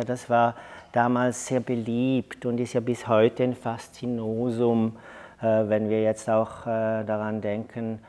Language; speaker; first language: German; native; German